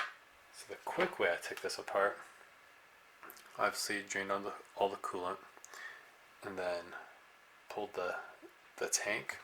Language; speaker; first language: English; native; English